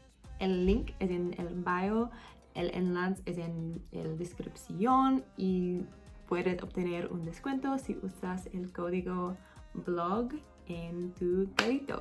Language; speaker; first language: Spanish; non-native, learner; English